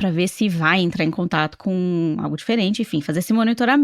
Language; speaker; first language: Portuguese; native; Portuguese